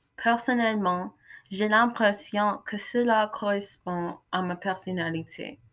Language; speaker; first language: French; non-native, learner; English